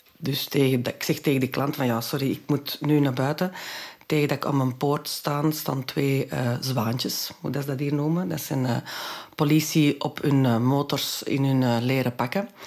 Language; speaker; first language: Dutch; non-native, local second language; French